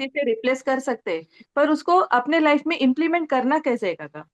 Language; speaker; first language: Hindi; non-native, local second language; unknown